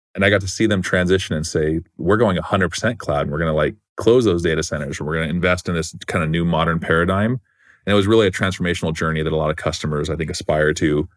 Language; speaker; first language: English; native; English